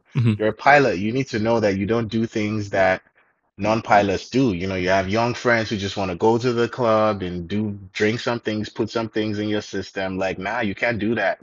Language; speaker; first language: English; non-native, local second language; Yoruba